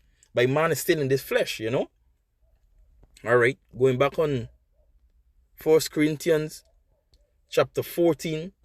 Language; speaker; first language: English; native; English